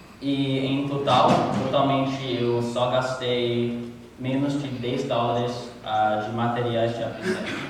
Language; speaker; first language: Portuguese; non-native, learner; English